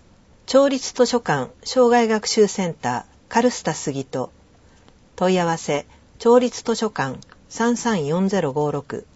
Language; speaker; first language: Japanese; native; Japanese